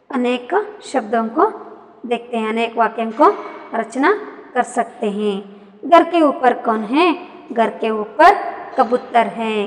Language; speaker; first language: Hindi; non-native, local second language; Kannada